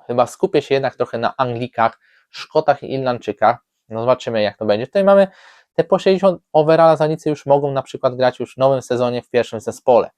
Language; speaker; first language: Polish; native; Polish